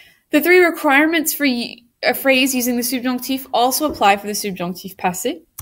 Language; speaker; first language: English; native; English